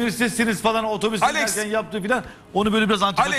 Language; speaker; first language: Turkish; native; Turkish